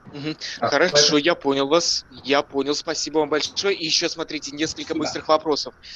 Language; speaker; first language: Russian; native; Russian